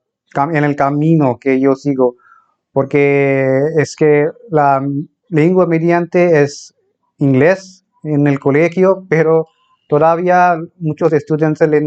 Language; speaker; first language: Spanish; non-native, fluent; Bangla